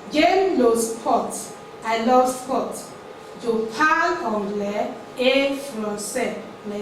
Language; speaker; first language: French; non-native, fluent; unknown